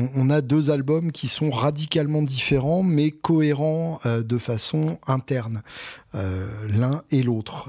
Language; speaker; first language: French; native; French